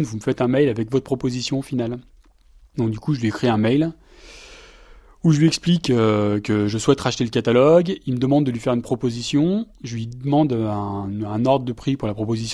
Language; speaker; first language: French; native; French